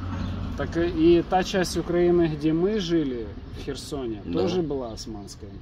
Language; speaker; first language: Russian; native; Russian